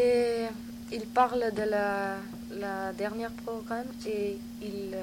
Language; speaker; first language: French; non-native, learner; Dutch